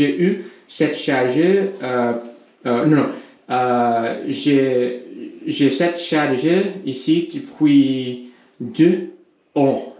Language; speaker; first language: French; non-native, learner; English